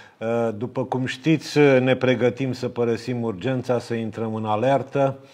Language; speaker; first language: Romanian; native; Romanian